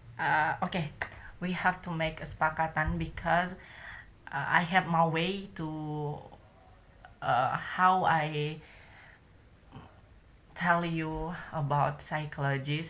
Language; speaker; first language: English; non-native, learner; Indonesian